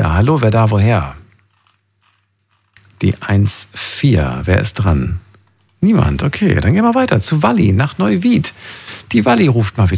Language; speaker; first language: German; native; German